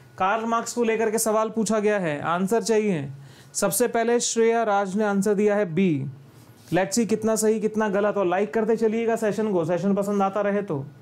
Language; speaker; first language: Hindi; native; Hindi